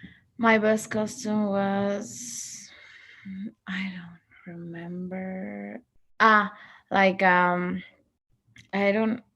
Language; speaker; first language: English; non-native, learner; Spanish